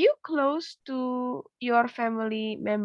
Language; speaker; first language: English; non-native, fluent; Indonesian